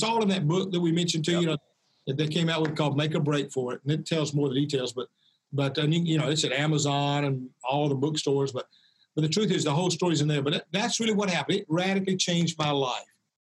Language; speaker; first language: English; native; English